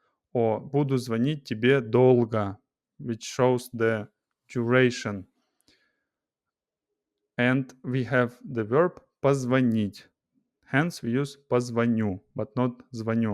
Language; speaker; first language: English; non-native, fluent; Russian